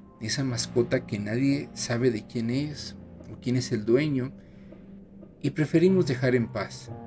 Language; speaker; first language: Spanish; native; Spanish